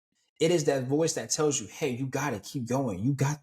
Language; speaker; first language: English; native; English